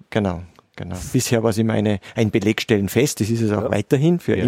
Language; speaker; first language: German; native; German